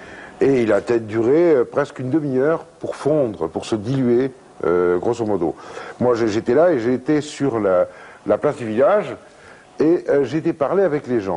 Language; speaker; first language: French; native; French